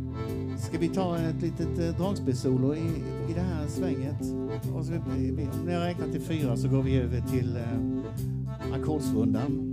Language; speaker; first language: Swedish; native; Swedish